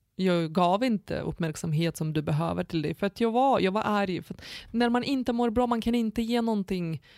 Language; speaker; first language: Swedish; non-native, fluent; Lithuanian